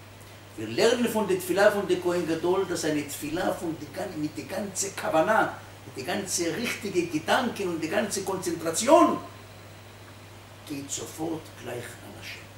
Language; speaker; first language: German; non-native, fluent; Hebrew